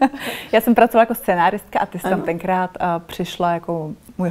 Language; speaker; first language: Czech; native; Czech